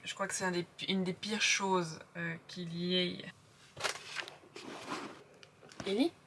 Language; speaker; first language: French; native; French